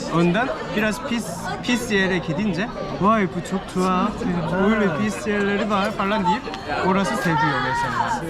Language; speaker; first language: Turkish; non-native, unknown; Korean